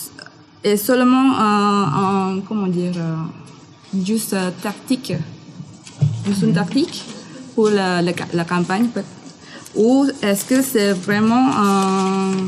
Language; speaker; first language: French; non-native, fluent; Indonesian